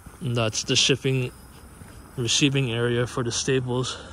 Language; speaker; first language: English; native; English